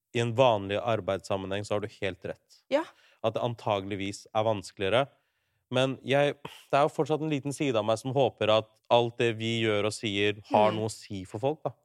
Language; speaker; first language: Norwegian; early bilingual, other home language; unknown